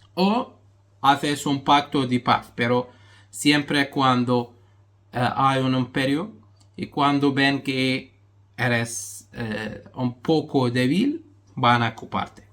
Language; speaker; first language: Spanish; non-native, fluent; Arabic